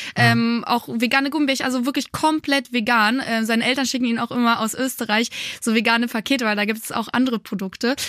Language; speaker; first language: German; early bilingual, other home language; Polish